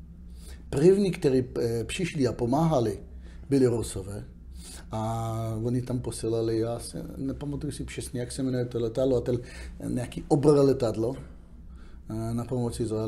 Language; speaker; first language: Czech; non-native, fluent; Hebrew